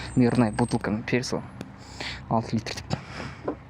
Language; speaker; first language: Russian; non-native, local second language; Kazakh